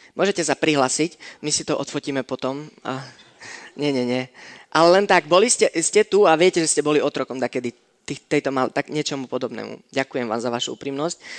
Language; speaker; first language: Slovak; non-native, fluent; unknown